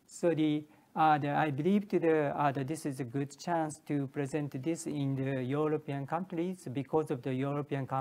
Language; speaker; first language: English; non-native, learner; Japanese